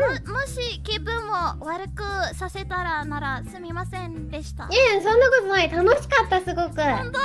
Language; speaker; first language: Japanese; non-native, learner; Indonesian